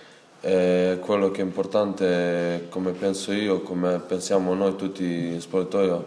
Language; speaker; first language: Italian; non-native, fluent; Serbian